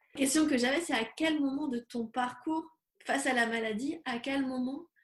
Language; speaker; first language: French; native; French